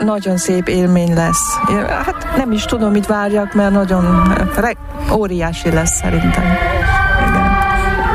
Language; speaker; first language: Hungarian; non-native, fluent; German